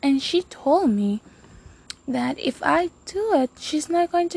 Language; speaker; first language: English; non-native, fluent; Spanish